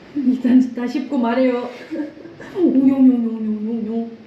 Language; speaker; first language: Korean; non-native, fluent; Indonesian